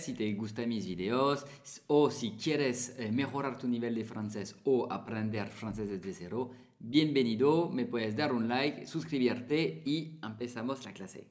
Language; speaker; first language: Spanish; non-native, fluent; French